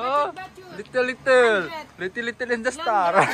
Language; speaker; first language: English; non-native, learner; Indonesian